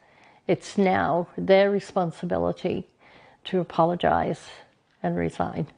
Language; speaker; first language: English; native; English